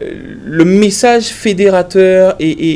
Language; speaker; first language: French; native; French